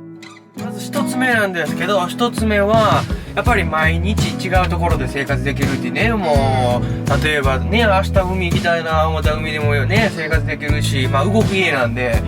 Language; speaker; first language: Japanese; native; Japanese